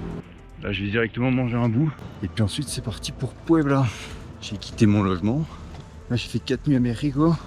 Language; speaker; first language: French; native; French